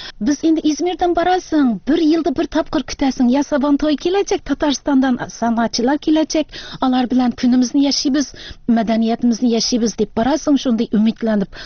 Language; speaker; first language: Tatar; early bilingual, heritage; Tatar